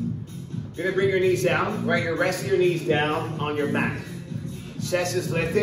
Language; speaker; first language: English; native; English